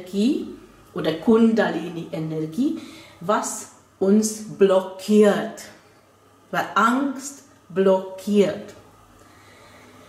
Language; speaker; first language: German; non-native, fluent; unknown